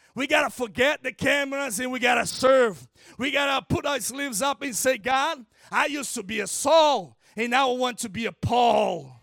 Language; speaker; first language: English; non-native, fluent; Portuguese